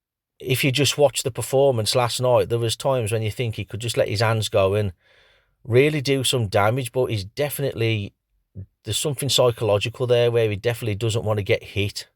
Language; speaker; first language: English; native; English